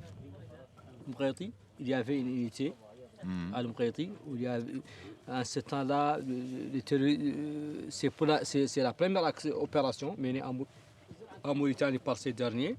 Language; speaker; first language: French; non-native, local second language; Arabic